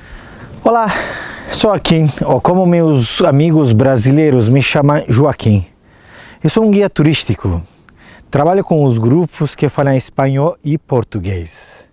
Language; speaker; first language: Portuguese; non-native, fluent; Turkish